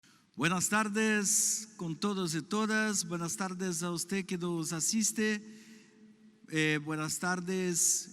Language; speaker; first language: Spanish; non-native, learner; Portuguese